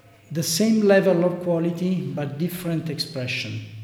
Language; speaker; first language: English; non-native, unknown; Italian